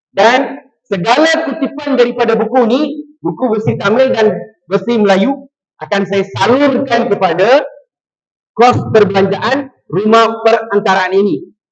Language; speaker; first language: Malay; non-native, local second language; Tamil